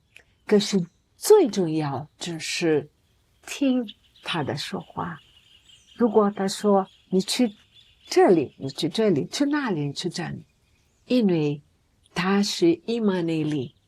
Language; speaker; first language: Chinese; non-native, learner; Portuguese